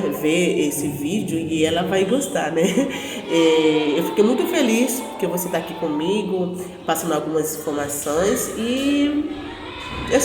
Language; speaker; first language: Portuguese; non-native, learner; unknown